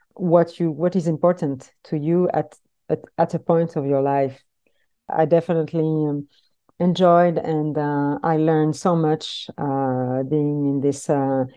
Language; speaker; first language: English; non-native, fluent; French